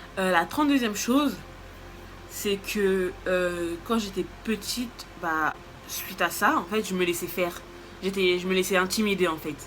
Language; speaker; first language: French; native; French